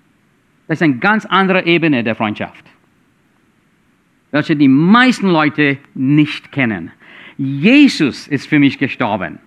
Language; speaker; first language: German; non-native, fluent; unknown